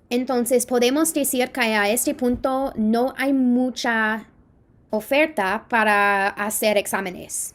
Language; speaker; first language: Spanish; non-native, fluent; English